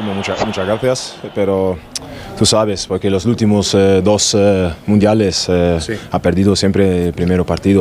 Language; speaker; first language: Spanish; non-native, learner; German